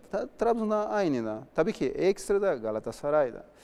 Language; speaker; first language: Turkish; non-native, learner; Portuguese